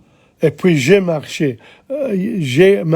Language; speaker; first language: French; non-native, fluent; English